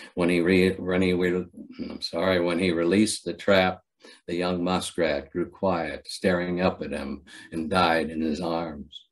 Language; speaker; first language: English; native; English